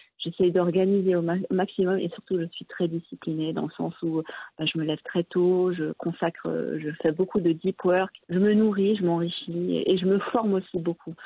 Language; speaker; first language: French; early bilingual, other home language; Arabic